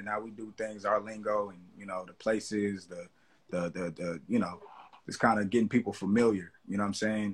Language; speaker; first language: English; native; English